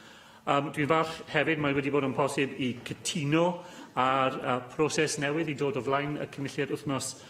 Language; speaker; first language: Welsh; non-native, local second language; English